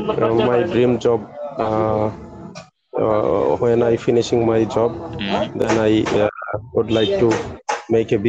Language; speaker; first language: English; non-native, learner; Bangla